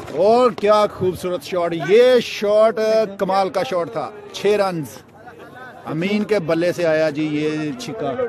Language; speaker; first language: Urdu; non-native, local second language; Punjabi